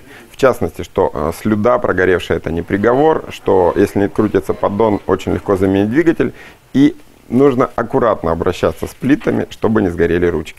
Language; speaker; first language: Russian; native; Russian